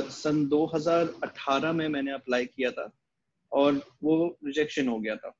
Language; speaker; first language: Hindi; native; Hindi